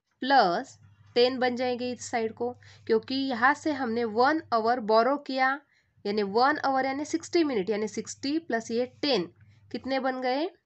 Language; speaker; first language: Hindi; non-native, local second language; Marathi